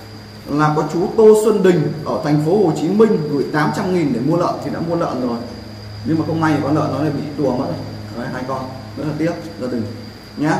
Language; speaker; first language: Vietnamese; native; Vietnamese